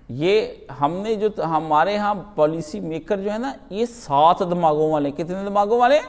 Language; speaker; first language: Urdu; non-native, local second language; Punjabi